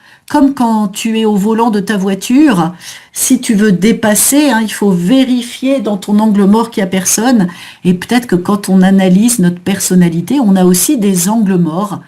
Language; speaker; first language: French; native; French